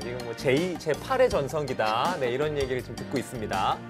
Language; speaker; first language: Korean; native; Korean